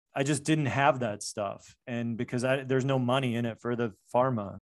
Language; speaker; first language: English; native; English